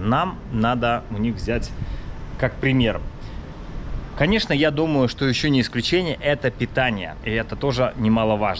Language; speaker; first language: Russian; native; Russian